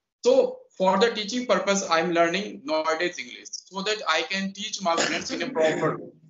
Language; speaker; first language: English; non-native, local second language; Hindi